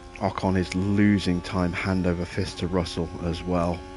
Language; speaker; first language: English; native; English